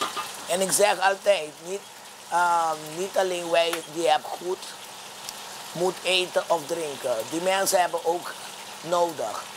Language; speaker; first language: Dutch; non-native, fluent; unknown